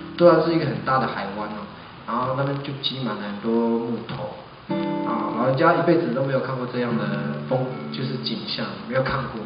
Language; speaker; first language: Chinese; non-native, local second language; Amis